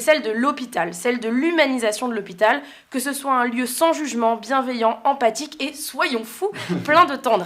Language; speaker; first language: French; native; French